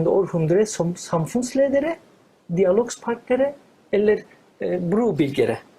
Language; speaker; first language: Norwegian; non-native, fluent; Turkish